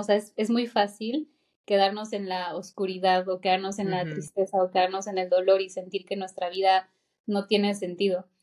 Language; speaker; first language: Spanish; native; Spanish